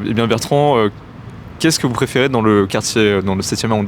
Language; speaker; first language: French; native; French